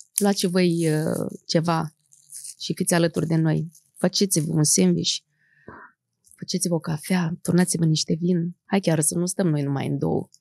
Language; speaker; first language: Romanian; native; Romanian